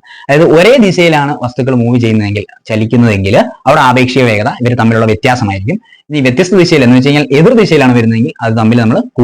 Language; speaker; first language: Malayalam; native; Malayalam